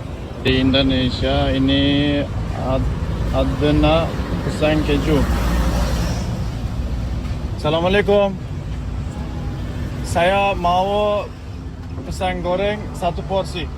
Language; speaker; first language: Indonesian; non-native, learner; Uzbek